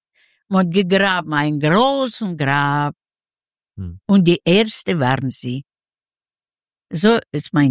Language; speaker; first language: German; non-native, learner; Yiddish